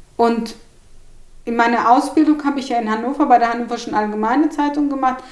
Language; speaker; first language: German; early bilingual, other home language; Turkish